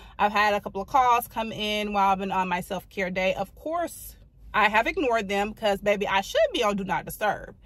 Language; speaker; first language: English; native; English